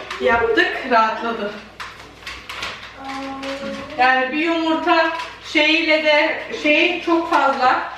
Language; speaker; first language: Turkish; early bilingual, heritage; Turkish